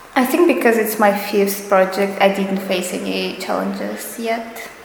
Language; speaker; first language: English; non-native, fluent; Russian